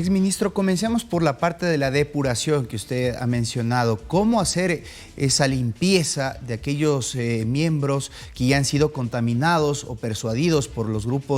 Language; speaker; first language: Spanish; native; Spanish